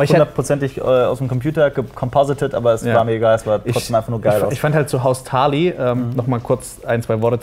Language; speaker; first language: German; native; German